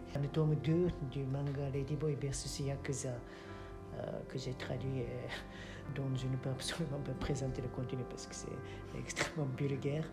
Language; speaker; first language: French; non-native, fluent; Japanese